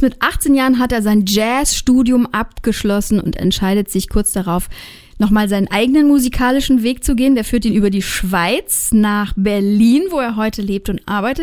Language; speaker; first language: German; native; German